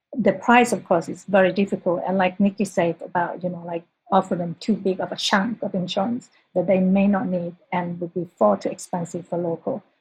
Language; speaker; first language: English; non-native, fluent; Thai